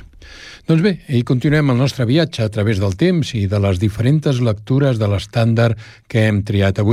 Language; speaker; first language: Catalan; native; Catalan